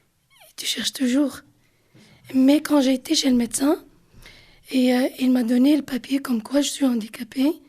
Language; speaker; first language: French; non-native, learner; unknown